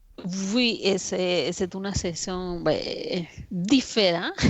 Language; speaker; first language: French; non-native, fluent; Spanish